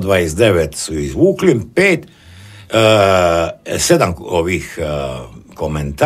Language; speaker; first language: Croatian; native; Croatian